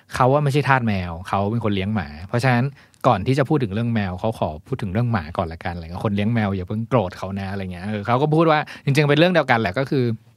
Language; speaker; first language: Thai; native; Thai